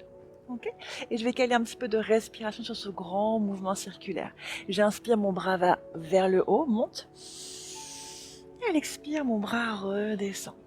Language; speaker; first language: French; native; French